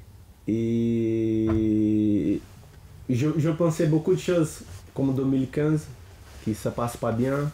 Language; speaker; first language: French; non-native, learner; Portuguese